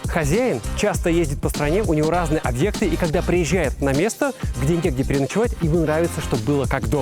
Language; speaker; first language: Russian; native; Russian